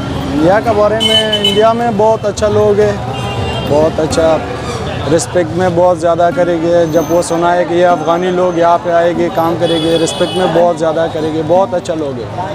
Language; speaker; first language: Hindi; non-native, learner; Persian